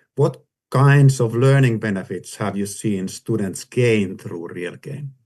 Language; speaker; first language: English; non-native, fluent; Finnish